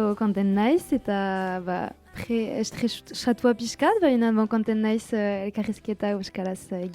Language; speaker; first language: Basque; non-native, local second language; French